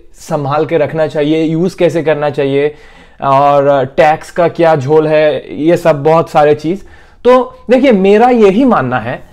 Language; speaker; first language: Hindi; non-native, local second language; Bangla